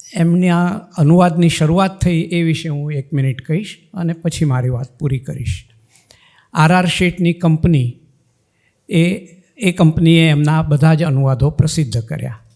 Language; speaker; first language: Gujarati; non-native, local second language; Marathi